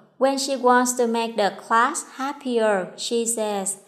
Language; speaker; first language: English; non-native, fluent; Vietnamese